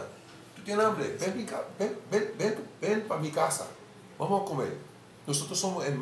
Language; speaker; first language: Spanish; non-native, fluent; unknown